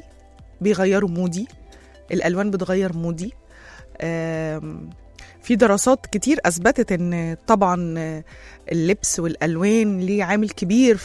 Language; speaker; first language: Arabic; native; Arabic